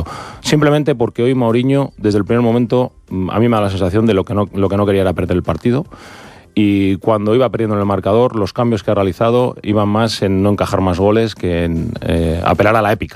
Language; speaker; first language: Spanish; native; Spanish